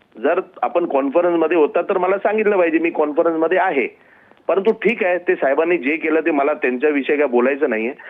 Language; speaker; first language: Marathi; non-native, local second language; Gujarati